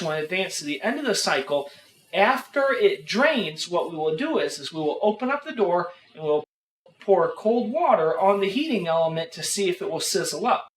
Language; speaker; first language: English; native; English